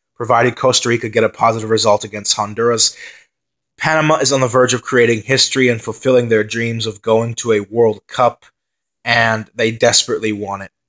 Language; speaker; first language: English; native; English